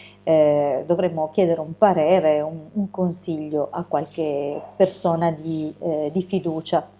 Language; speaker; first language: Italian; native; Italian